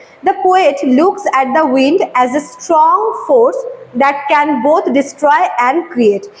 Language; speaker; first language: English; non-native, local second language; Bangla